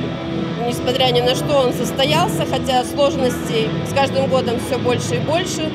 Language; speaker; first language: Russian; native; Russian